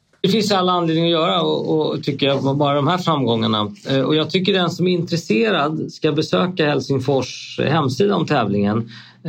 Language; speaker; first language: Swedish; native; Swedish